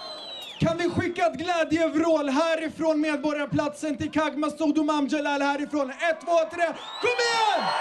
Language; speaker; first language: Swedish; early bilingual, other home language; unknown